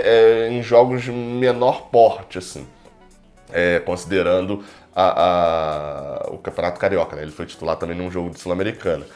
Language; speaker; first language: Portuguese; native; Portuguese